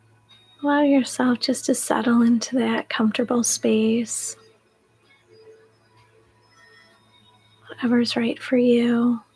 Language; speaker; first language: English; native; English